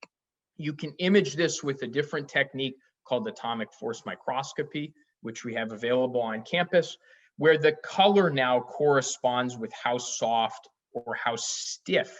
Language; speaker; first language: English; native; English